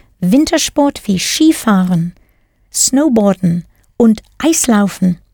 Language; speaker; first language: German; non-native, fluent; English